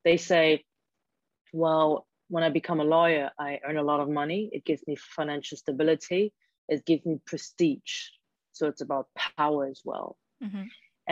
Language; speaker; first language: English; non-native, fluent; German